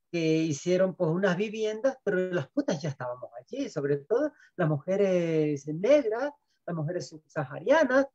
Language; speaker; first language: Spanish; native; Spanish